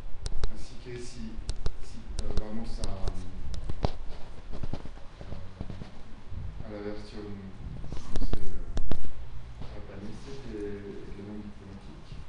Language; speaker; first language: Spanish; non-native, fluent; French